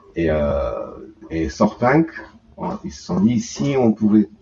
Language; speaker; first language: French; early bilingual, heritage; Japanese